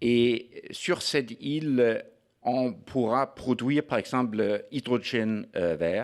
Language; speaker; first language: French; non-native, fluent; Danish